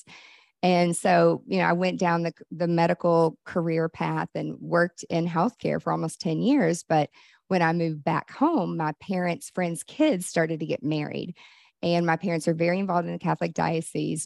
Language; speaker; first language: English; native; English